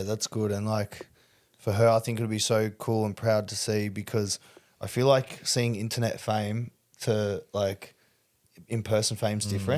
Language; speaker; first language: English; native; English